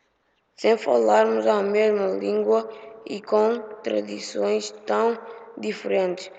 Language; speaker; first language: Portuguese; early bilingual, other home language; Upper Guinea Crioulo